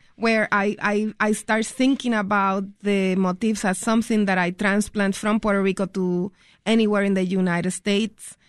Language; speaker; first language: English; non-native, fluent; Spanish